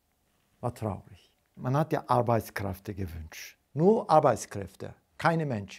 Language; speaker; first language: German; non-native, fluent; Turkish